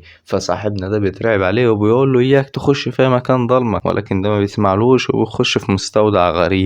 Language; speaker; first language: Arabic; native; Arabic